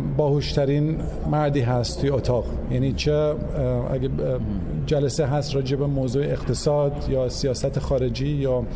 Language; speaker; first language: Persian; early bilingual, heritage; English